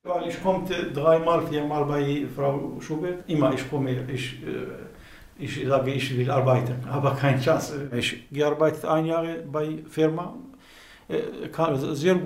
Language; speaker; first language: German; non-native, learner; Kurdish